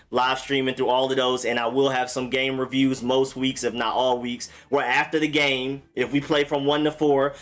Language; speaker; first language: English; native; English